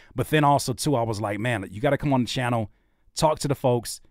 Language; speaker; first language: English; native; English